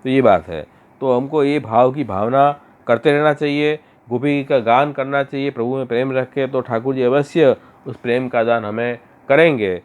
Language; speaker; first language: Hindi; non-native, local second language; Gujarati